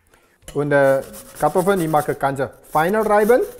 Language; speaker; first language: German; non-native, learner; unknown